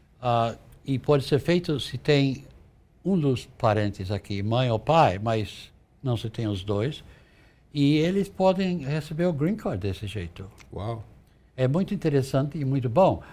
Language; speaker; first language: Portuguese; non-native, fluent; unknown